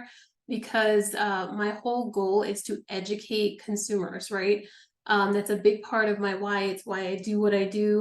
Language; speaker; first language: English; native; English